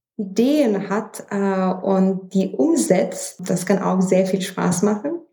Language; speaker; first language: German; non-native, fluent; Lithuanian